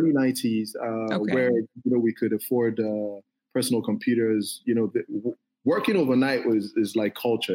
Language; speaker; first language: English; non-native, local second language; Yoruba